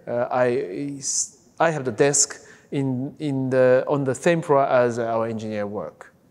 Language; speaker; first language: English; non-native, fluent; Japanese